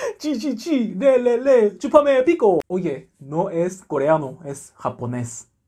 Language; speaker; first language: Spanish; non-native, learner; Korean